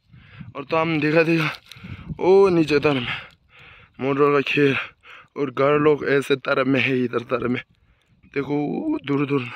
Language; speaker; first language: Hindi; non-native, local second language; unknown